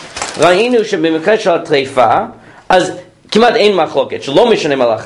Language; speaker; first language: Hebrew; non-native, fluent; English